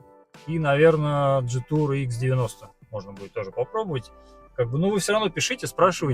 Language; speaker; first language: Russian; native; Russian